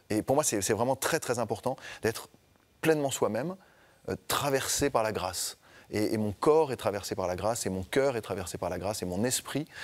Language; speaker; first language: French; native; French